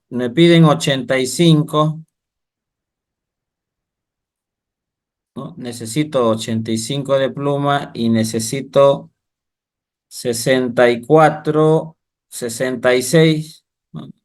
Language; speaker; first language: Spanish; native; Spanish